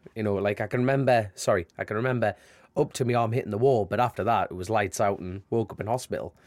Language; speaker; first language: English; native; English